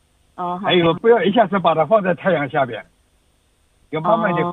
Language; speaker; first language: Chinese; native; Chinese